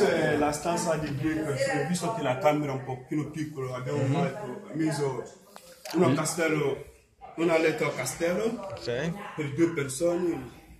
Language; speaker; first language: Italian; non-native, fluent; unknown